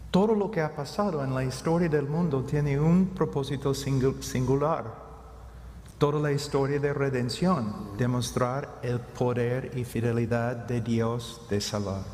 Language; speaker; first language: Spanish; non-native, fluent; English